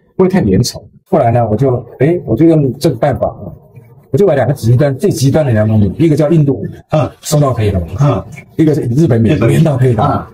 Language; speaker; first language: Chinese; native; Chinese